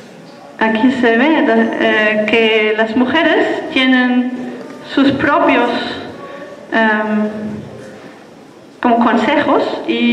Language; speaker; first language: Spanish; non-native, fluent; German